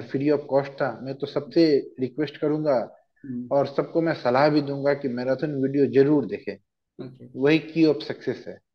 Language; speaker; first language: Hindi; native; Hindi